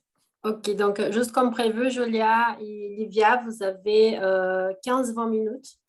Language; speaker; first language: French; non-native, fluent; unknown